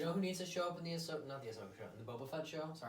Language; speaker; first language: English; native; English